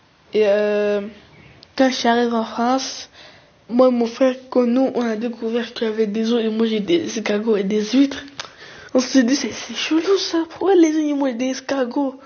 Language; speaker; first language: French; early bilingual, other home language; Arabic